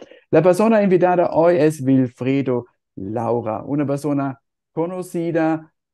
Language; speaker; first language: Spanish; non-native, fluent; German